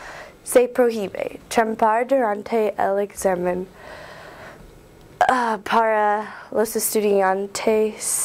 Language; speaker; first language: Spanish; non-native, learner; English